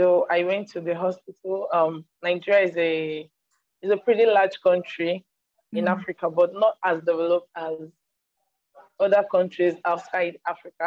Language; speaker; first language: English; non-native, local second language; Igbo